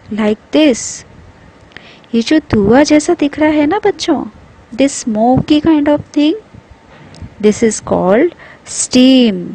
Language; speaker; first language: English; non-native, local second language; Hindi